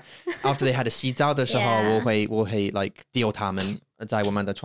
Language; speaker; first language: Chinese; non-native, learner; English